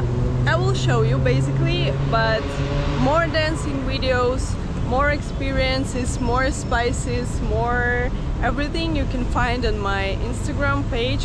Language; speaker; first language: English; non-native, fluent; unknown